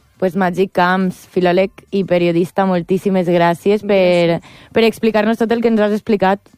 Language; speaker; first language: Catalan; native; Catalan